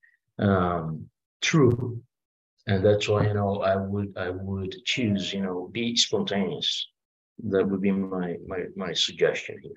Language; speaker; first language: English; non-native, fluent; Portuguese